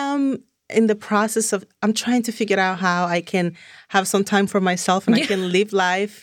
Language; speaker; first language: English; non-native, fluent; Spanish